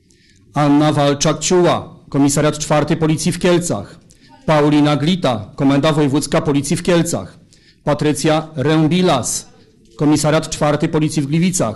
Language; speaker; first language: Polish; native; Polish